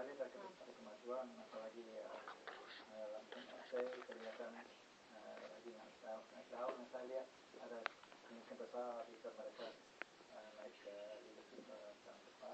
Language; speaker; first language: Indonesian; non-native, fluent; English